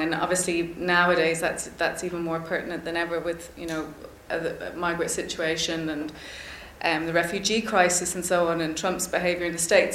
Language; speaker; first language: English; native; English